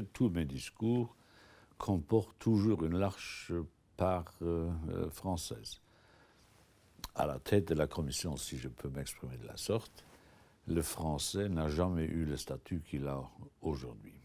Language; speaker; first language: French; non-native, local second language; Luxembourgish